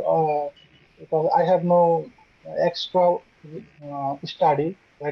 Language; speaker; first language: English; non-native, learner; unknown